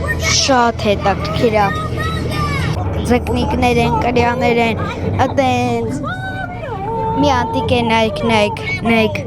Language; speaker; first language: Armenian; early bilingual, heritage; Armenian